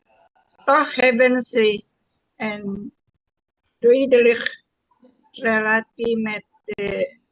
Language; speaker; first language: Dutch; non-native, learner; Indonesian